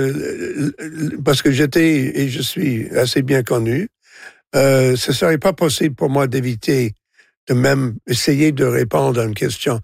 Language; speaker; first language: French; non-native, local second language; English